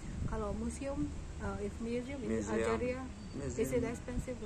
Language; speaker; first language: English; non-native, fluent; Indonesian